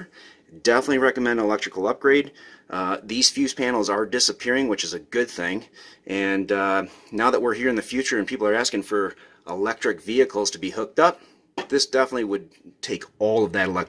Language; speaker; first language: English; native; English